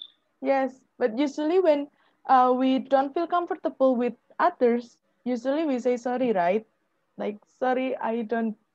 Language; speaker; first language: English; non-native, fluent; Indonesian